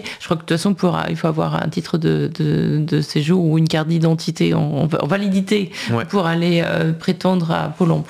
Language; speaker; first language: French; native; French